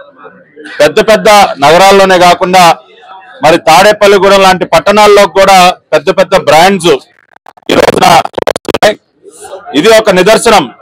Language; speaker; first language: Telugu; native; Telugu